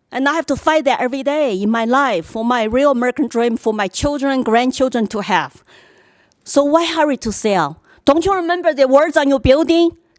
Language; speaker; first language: English; non-native, fluent; Chinese